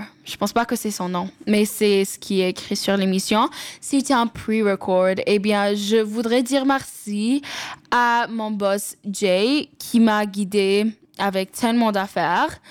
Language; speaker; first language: French; non-native, local second language; English